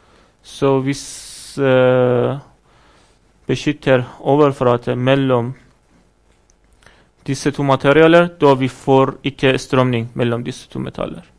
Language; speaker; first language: Norwegian; non-native, fluent; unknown